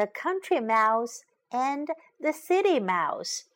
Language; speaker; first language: English; non-native, fluent; Chinese